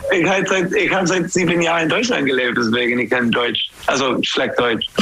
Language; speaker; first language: German; non-native, learner; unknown